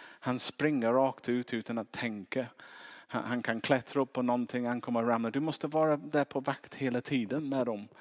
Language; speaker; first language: Swedish; non-native, fluent; English